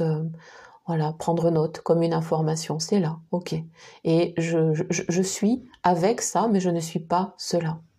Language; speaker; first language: French; native; French